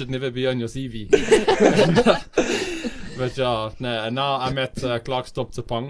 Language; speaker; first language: English; native; English